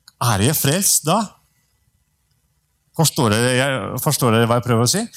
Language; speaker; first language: Norwegian; non-native, fluent; Russian